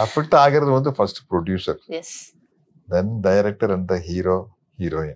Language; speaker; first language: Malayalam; non-native, learner; Tamil